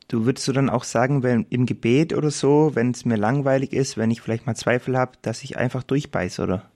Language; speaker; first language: German; native; German